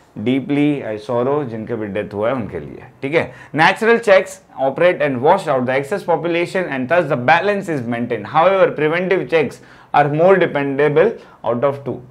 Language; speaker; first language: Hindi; non-native, local second language; Gujarati